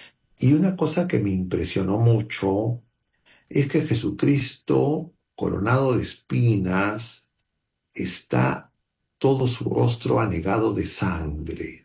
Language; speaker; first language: Spanish; native; Spanish